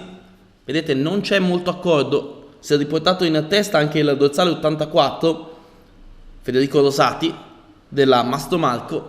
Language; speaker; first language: Italian; native; Italian